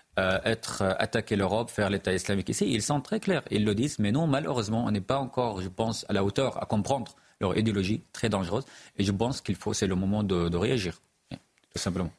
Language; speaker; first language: French; non-native, fluent; Arabic